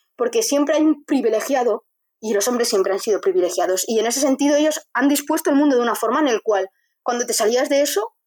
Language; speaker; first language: Spanish; native; Spanish